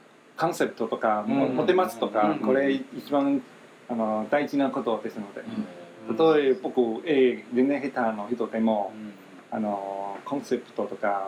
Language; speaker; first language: Japanese; non-native, fluent; Chinese